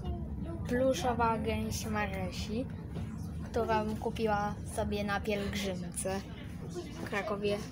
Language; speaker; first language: Polish; native; Polish